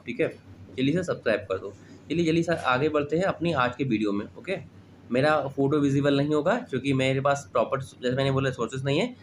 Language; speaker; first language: Hindi; native; Hindi